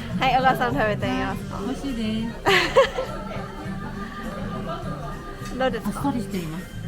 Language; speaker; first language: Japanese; non-native, learner; Thai